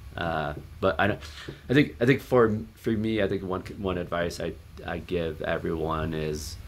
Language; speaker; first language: English; native; English